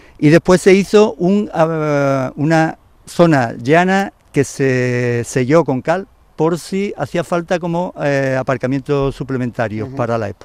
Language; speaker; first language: Spanish; native; Spanish